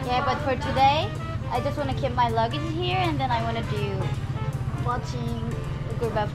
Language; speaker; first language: English; non-native, learner; Korean